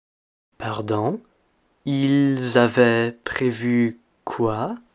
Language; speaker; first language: French; non-native, fluent; English